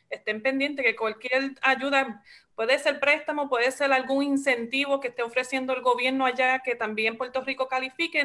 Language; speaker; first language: Spanish; early bilingual, heritage; Spanish